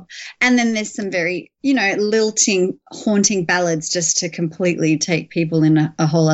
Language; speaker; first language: English; native; English